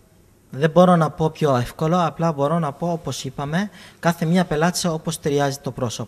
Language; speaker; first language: Greek; non-native, fluent; Arabic